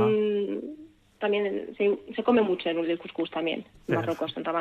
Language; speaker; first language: Spanish; early bilingual, other home language; Arabic